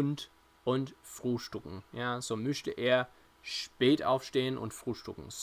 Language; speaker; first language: German; non-native, fluent; English